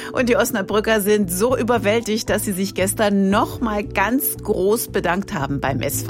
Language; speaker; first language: German; native; German